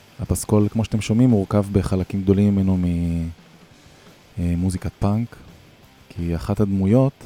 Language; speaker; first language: Hebrew; native; Hebrew